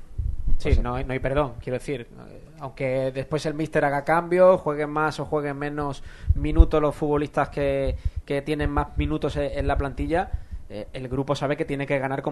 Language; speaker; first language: Spanish; native; Spanish